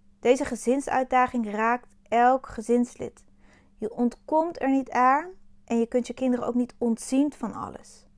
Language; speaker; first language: Dutch; native; Dutch